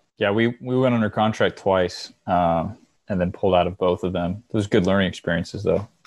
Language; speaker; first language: English; native; English